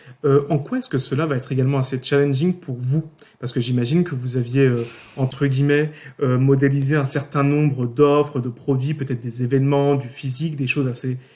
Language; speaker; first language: French; native; French